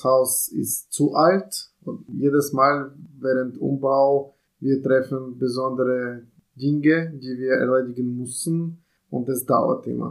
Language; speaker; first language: German; non-native, fluent; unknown